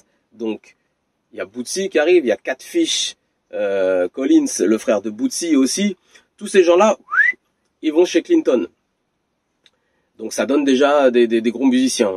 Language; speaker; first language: French; native; French